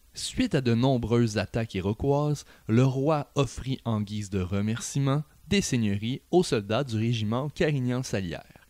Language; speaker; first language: French; native; French